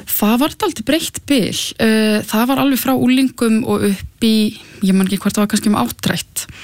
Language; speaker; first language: Icelandic; native; Icelandic